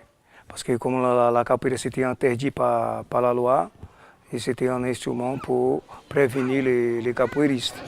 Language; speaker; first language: French; non-native, fluent; Portuguese